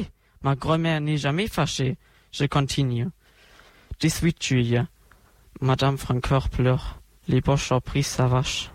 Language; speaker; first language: French; non-native, learner; German